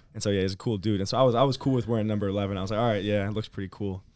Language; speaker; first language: English; native; English